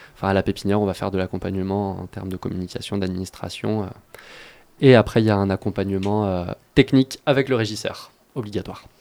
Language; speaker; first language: French; native; French